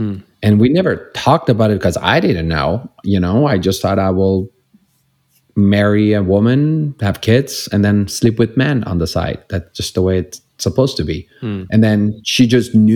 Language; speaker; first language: English; non-native, fluent; Persian